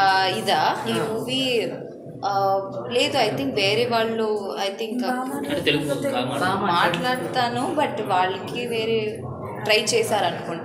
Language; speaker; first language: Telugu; non-native, learner; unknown